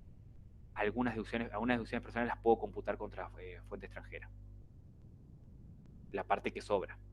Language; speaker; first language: Spanish; native; Spanish